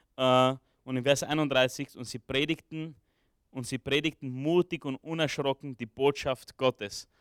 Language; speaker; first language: German; early bilingual, other home language; Romanian